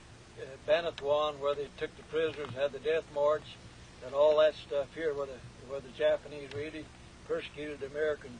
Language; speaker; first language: English; native; English